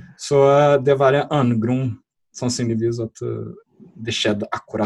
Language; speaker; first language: Norwegian; non-native, fluent; Portuguese